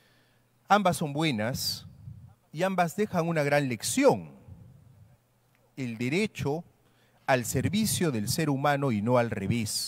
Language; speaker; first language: Spanish; native; Spanish